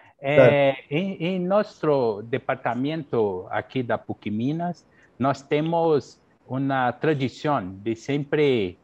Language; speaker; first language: Portuguese; non-native, fluent; Spanish